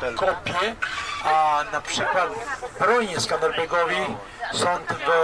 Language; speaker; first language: Polish; non-native, learner; Albanian